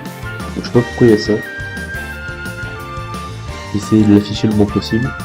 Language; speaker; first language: French; native; French